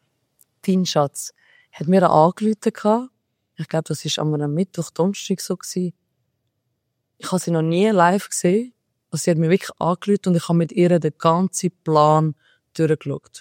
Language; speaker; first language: German; early bilingual, other home language; Albanian